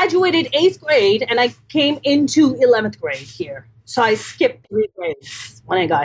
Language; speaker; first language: English; non-native, local second language; Urdu